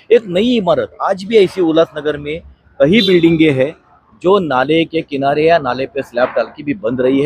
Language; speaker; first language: Hindi; non-native, local second language; Marathi